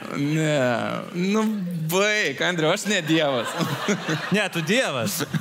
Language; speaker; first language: Lithuanian; native; Lithuanian